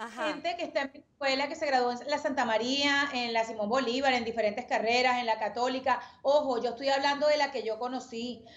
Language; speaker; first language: Spanish; native; Spanish